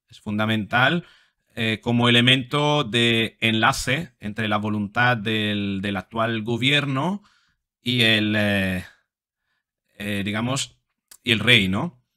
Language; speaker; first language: Spanish; non-native, fluent; Italian